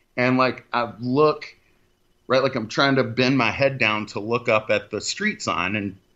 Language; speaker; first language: English; native; English